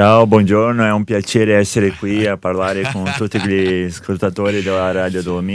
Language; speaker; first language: Italian; non-native, fluent; Portuguese